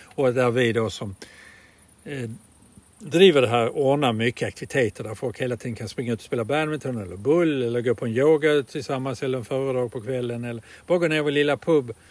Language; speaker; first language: Swedish; native; Swedish